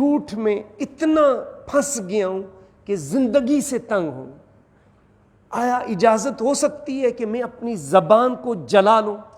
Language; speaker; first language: Urdu; native; Urdu